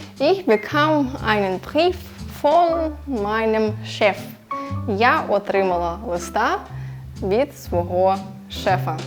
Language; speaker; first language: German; non-native, fluent; Ukrainian